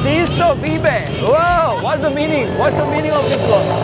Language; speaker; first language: English; non-native, learner; Korean